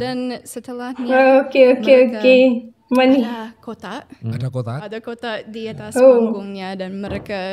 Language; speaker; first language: Indonesian; non-native, fluent; English